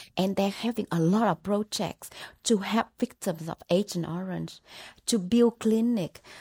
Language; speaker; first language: English; non-native, fluent; Vietnamese